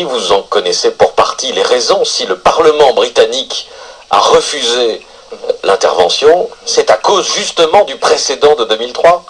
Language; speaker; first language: French; native; French